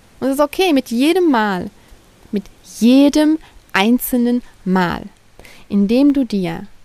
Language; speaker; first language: German; native; German